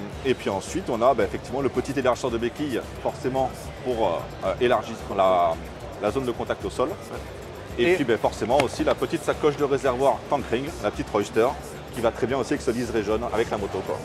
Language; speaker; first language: French; native; French